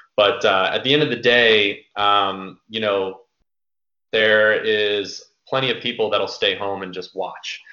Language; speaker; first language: English; native; English